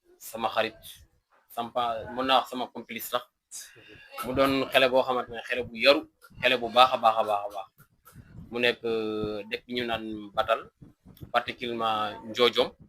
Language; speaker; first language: Wolof; native; Wolof